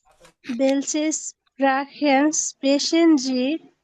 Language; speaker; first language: German; non-native, learner; Bangla